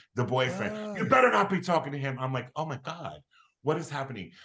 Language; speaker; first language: English; native; English